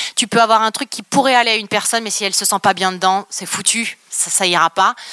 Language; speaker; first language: French; native; French